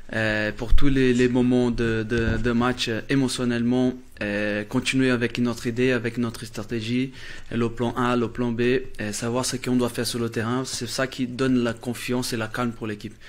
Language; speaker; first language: French; non-native, fluent; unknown